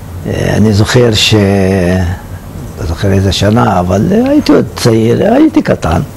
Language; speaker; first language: Hebrew; non-native, fluent; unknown